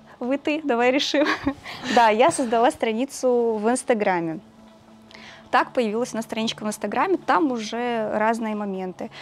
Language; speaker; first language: Russian; early bilingual, other home language; Azerbaijani